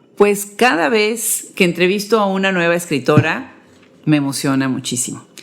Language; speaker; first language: Spanish; native; Spanish